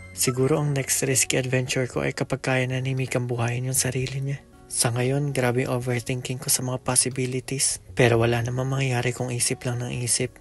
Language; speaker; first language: Filipino; native; Filipino